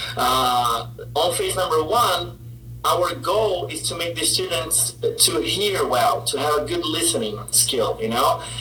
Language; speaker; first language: English; non-native, fluent; Portuguese